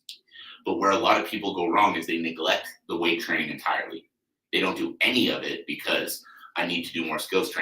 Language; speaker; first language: English; native; English